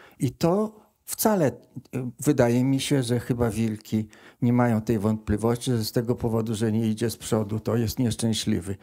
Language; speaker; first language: Polish; native; Polish